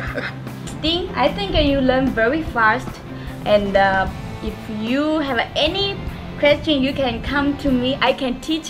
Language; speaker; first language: English; non-native, learner; Chinese